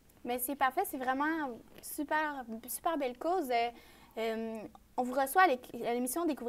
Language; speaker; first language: French; native; French